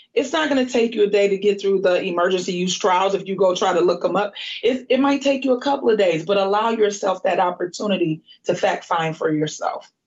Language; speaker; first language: English; native; English